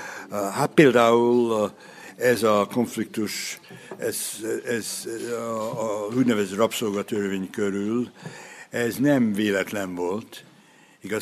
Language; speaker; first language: Hungarian; early bilingual, heritage; Hungarian